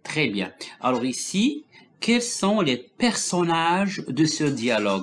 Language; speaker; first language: French; non-native, local second language; Arabic